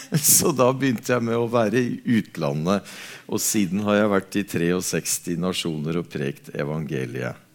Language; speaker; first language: Norwegian; native; Norwegian